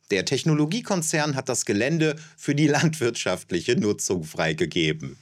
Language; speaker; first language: German; native; German